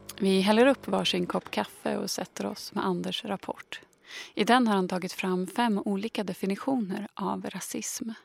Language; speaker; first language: Swedish; native; Swedish